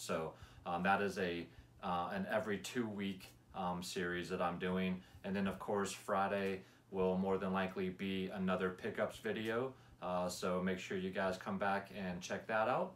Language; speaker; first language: English; native; English